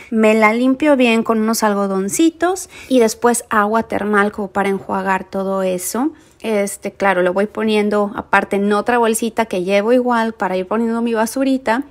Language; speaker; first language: Spanish; native; Spanish